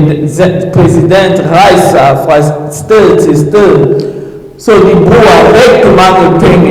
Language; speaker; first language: Danish; early bilingual, other home language; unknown